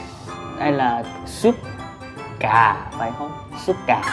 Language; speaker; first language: Vietnamese; non-native, fluent; Korean